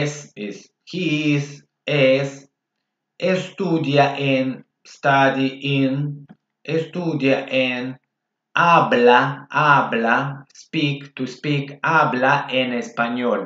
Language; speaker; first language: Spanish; non-native, fluent; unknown